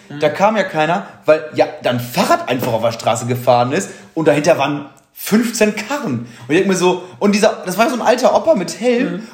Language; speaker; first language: German; native; German